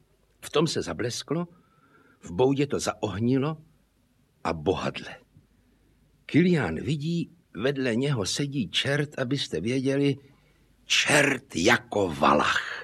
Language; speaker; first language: Czech; native; Czech